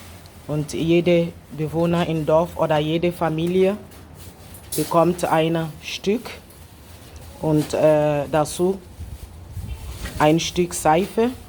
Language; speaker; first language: German; non-native, fluent; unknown